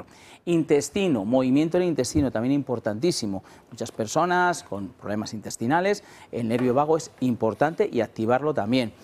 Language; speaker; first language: Spanish; native; Spanish